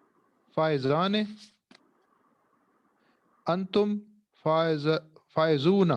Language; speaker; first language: Arabic; non-native, learner; Urdu